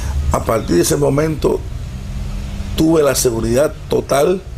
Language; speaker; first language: Spanish; native; Spanish